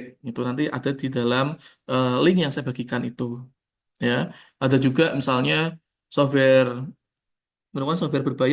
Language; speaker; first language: Indonesian; native; Indonesian